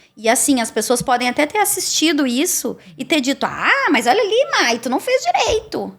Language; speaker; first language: Portuguese; native; Portuguese